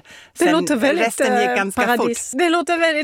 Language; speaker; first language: Swedish; non-native, fluent; French